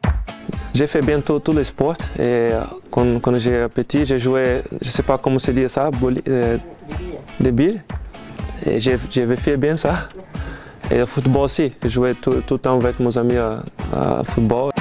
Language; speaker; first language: French; non-native, learner; Portuguese